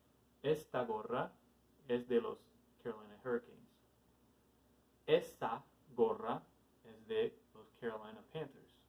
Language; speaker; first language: Spanish; non-native, fluent; English